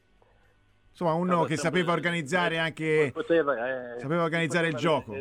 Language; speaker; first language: Italian; native; Italian